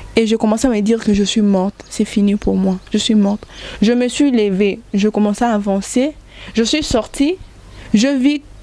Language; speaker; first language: French; non-native, local second language; Lingala